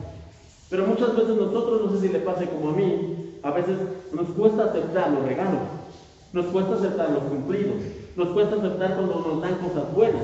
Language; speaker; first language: Spanish; native; Spanish